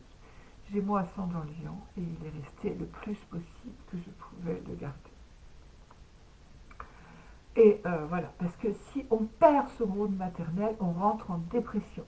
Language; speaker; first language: French; native; French